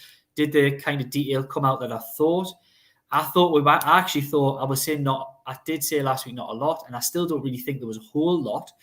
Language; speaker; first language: English; native; English